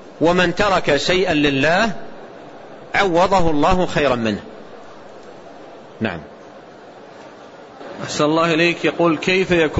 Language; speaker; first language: Arabic; native; Arabic